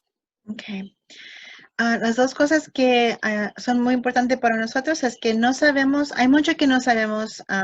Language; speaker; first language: Spanish; early bilingual, heritage; English